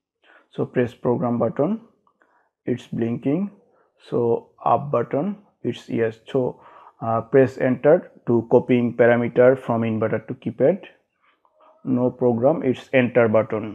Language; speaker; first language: English; non-native, learner; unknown